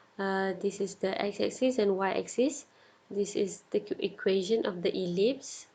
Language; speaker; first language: English; non-native, local second language; Malay